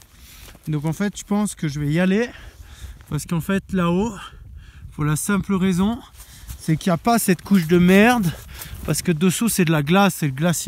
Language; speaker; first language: French; native; French